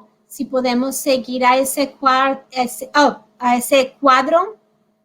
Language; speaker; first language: Spanish; early bilingual, heritage; Spanish